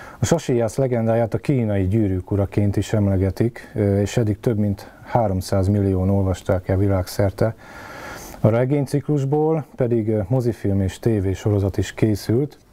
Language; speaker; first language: Hungarian; native; Hungarian